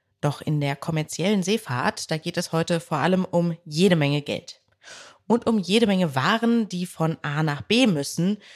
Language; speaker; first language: German; native; German